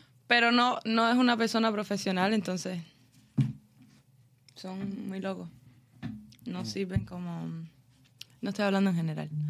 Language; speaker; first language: Spanish; early bilingual, heritage; Spanish